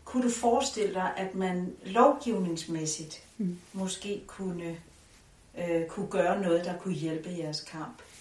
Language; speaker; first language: Danish; native; Danish